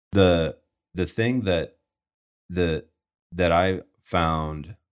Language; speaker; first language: English; native; English